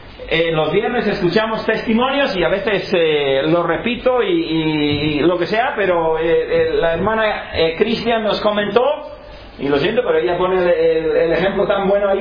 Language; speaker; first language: Spanish; non-native, fluent; English